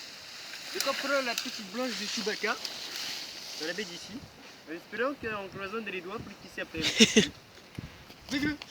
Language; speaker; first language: French; native; French